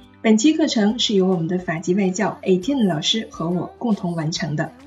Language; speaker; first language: Chinese; native; Chinese